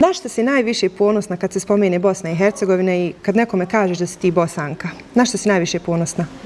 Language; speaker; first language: Bosnian; native; Bosnian